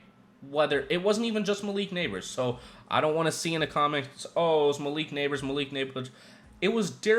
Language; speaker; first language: English; native; English